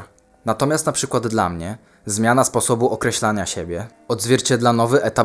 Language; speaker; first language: Polish; native; Polish